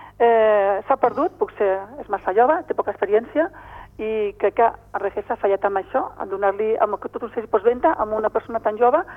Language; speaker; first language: Catalan; non-native, local second language; Spanish